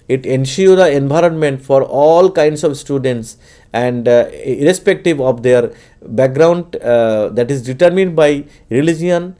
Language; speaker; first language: English; non-native, local second language; Bangla